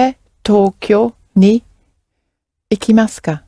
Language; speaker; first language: Japanese; non-native, learner; English